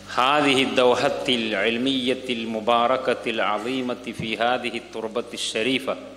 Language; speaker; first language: Arabic; non-native, fluent; Malayalam